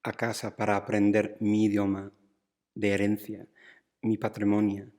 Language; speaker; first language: Spanish; non-native, fluent; English